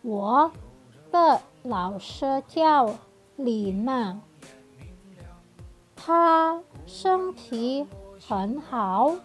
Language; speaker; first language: Chinese; non-native, fluent; Indonesian